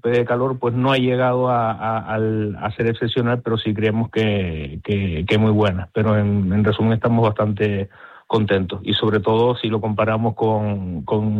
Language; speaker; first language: Spanish; native; Spanish